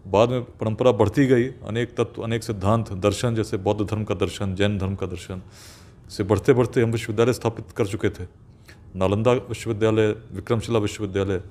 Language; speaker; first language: Hindi; native; Hindi